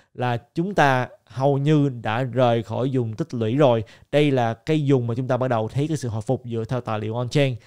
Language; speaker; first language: Vietnamese; native; Vietnamese